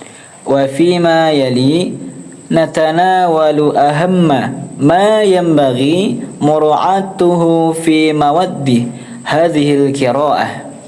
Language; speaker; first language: Arabic; non-native, learner; Indonesian